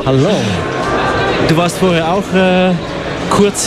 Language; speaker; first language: German; native; German